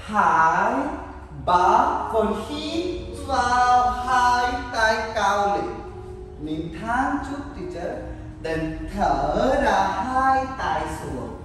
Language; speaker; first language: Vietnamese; non-native, learner; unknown